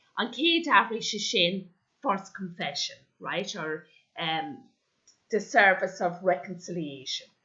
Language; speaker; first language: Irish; non-native, local second language; English